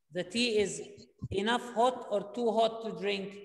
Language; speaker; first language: English; non-native, fluent; Arabic